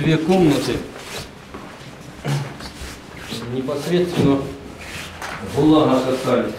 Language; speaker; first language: Russian; native; Russian